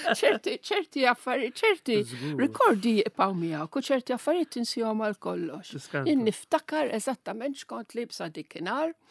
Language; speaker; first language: Maltese; non-native, local second language; Italian